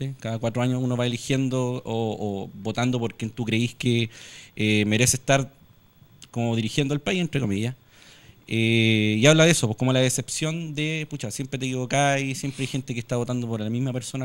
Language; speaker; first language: Spanish; native; Spanish